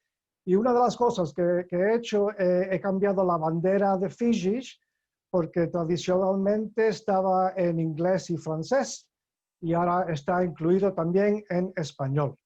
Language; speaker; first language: Spanish; non-native, fluent; English